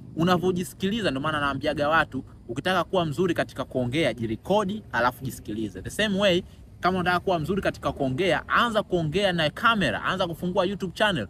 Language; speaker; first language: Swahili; native; Swahili